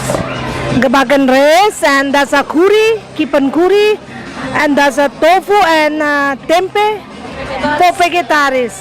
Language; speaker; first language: Dutch; non-native, learner; Indonesian